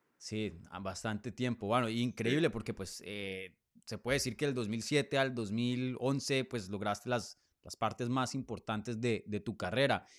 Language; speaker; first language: Spanish; native; Spanish